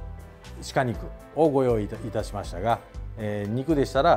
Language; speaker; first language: Japanese; native; Japanese